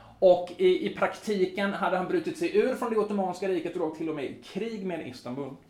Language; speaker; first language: Swedish; native; Swedish